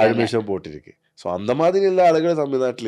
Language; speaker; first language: Tamil; non-native, learner; Malayalam